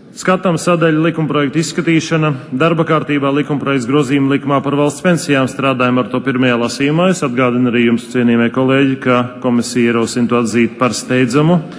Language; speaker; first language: Latvian; native; Latvian